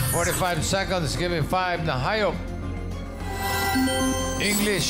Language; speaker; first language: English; non-native, local second language; Filipino